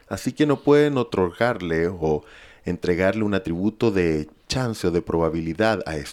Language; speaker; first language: Spanish; native; Spanish